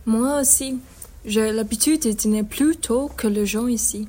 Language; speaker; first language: French; non-native, fluent; Chinese